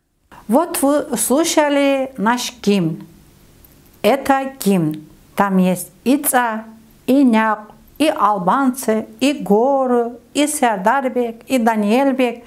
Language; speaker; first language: Russian; non-native, learner; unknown